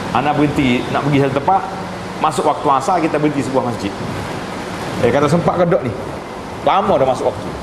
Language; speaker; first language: Malay; native; Malay